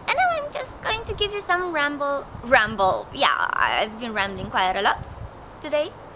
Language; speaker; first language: English; non-native, fluent; Romanian